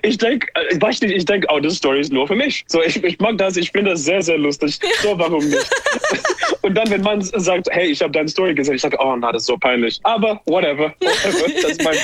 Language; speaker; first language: German; non-native, learner; English